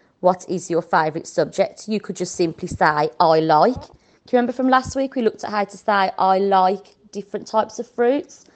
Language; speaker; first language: English; native; English